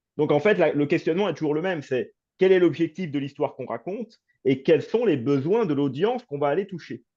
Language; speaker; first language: French; native; French